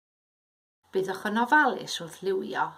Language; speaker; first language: Welsh; native; Welsh